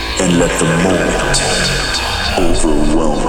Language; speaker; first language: English; non-native, fluent; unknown